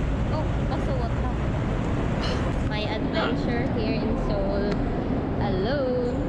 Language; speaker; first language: English; non-native, local second language; Filipino